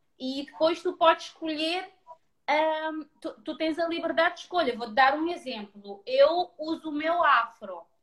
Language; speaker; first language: Portuguese; non-native, local second language; Kabuverdianu